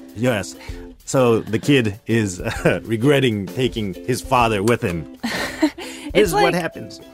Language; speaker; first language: English; early bilingual, other home language; Japanese